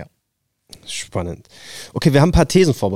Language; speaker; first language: German; native; German